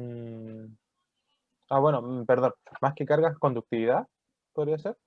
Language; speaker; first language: Spanish; native; Spanish